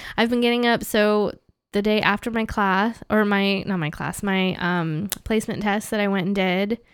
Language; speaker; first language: English; native; English